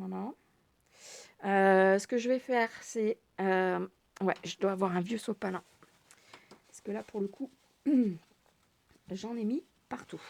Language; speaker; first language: French; native; French